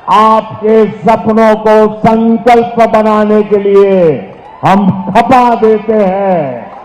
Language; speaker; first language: Hindi; non-native, local second language; Gujarati